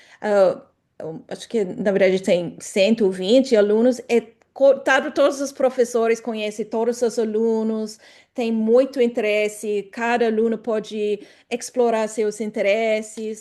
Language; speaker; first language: Portuguese; non-native, fluent; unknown